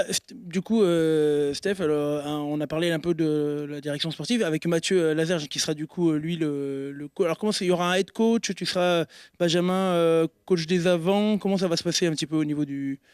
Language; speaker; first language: French; native; French